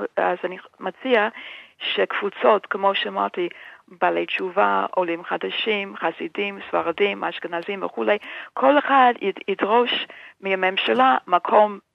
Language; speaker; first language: Hebrew; non-native, fluent; English